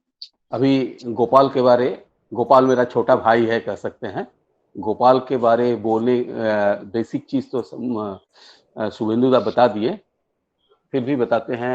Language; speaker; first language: Hindi; native; Hindi